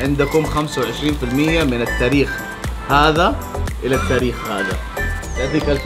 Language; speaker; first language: Arabic; native; Arabic